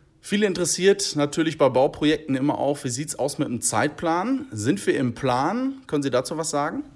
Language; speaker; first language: German; native; German